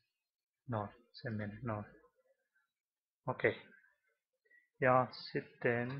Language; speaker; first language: Finnish; non-native, learner; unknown